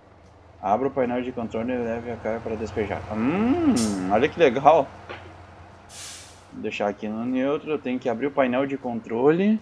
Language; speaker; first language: Portuguese; native; Portuguese